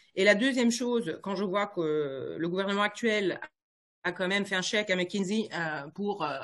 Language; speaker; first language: French; native; French